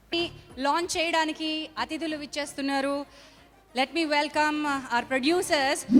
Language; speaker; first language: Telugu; native; Telugu